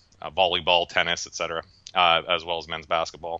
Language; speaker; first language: English; native; English